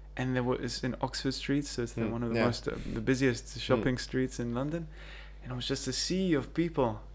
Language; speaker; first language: English; early bilingual, other home language; Greek